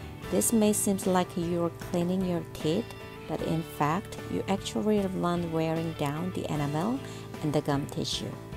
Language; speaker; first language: English; non-native, fluent; Korean